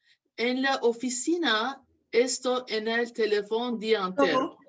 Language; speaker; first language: Spanish; non-native, learner; English